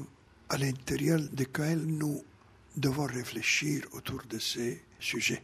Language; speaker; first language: French; non-native, fluent; Italian